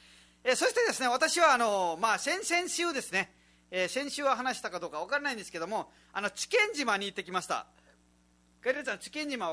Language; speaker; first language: Japanese; non-native, fluent; Nepali